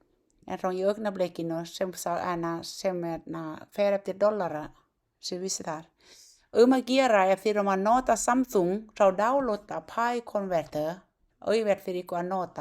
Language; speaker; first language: Icelandic; non-native, learner; Thai